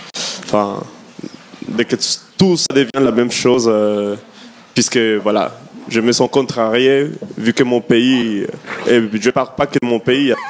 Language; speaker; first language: French; non-native, fluent; Spanish